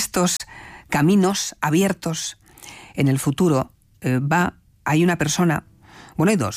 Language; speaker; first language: Spanish; native; Spanish